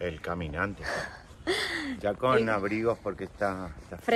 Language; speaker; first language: Spanish; native; Spanish